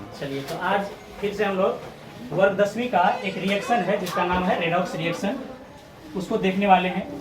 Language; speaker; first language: Hindi; native; Hindi